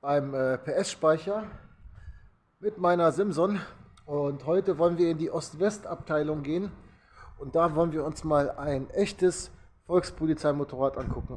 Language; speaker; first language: German; native; German